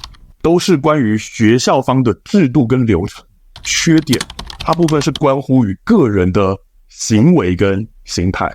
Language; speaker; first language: Chinese; native; Chinese